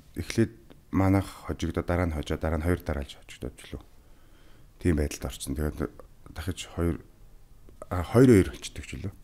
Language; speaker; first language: Mongolian; native; Mongolian